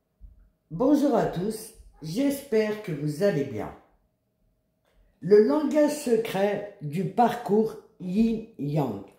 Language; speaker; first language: French; native; French